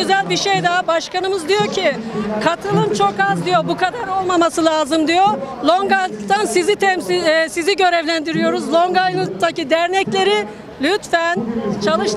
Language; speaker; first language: Turkish; native; Turkish